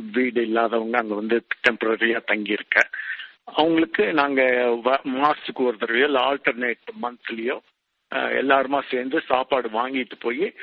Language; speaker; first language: Tamil; native; Tamil